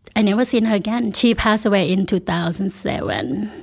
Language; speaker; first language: English; non-native, fluent; Thai